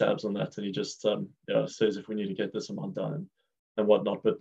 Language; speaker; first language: English; native; English